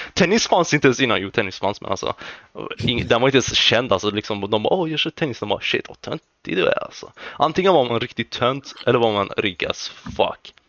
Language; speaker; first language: Swedish; early bilingual, other home language; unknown